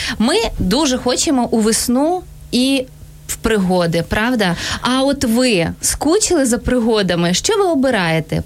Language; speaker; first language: Ukrainian; native; Ukrainian